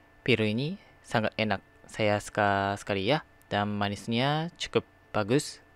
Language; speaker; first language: Indonesian; non-native, learner; Japanese